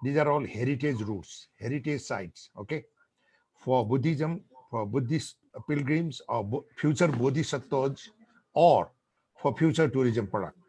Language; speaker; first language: English; non-native, local second language; Nepali